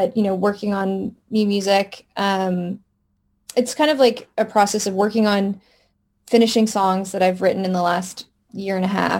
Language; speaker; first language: English; native; English